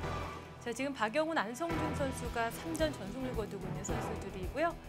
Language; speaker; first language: Korean; native; Korean